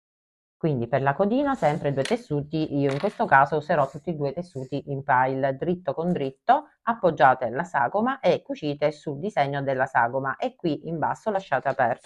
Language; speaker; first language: Italian; native; Italian